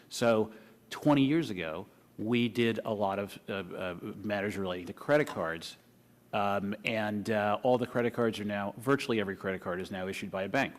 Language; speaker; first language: English; native; English